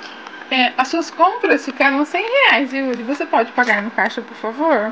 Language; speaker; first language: Portuguese; native; Portuguese